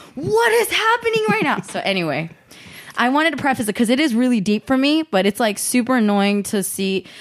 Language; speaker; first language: English; early bilingual, other home language; Korean